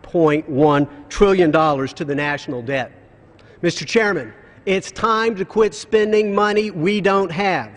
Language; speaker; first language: English; native; English